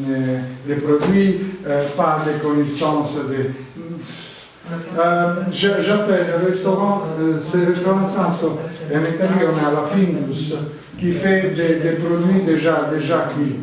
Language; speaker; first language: French; non-native, learner; Italian